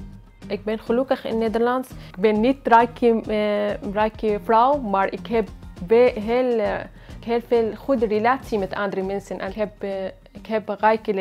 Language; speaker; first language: Dutch; non-native, learner; Arabic